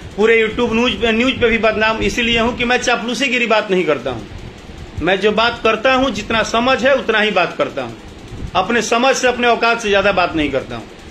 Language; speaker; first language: Hindi; non-native, local second language; Bhojpuri